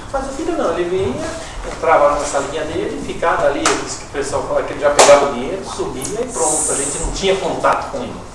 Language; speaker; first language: Portuguese; native; Portuguese